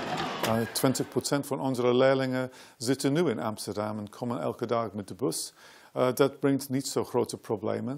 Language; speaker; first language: Dutch; non-native, fluent; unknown